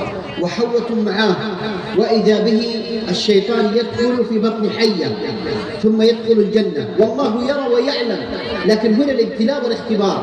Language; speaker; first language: Arabic; native; Arabic